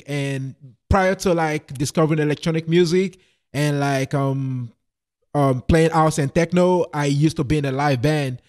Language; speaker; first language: English; non-native, local second language; Yoruba